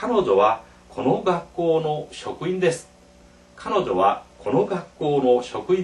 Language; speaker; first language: Japanese; non-native, fluent; Korean